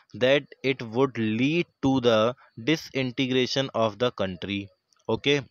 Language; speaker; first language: Hindi; native; Hindi